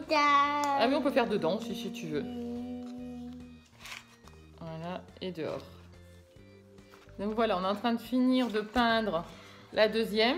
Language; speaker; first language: French; native; French